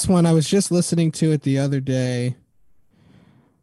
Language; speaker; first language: English; native; English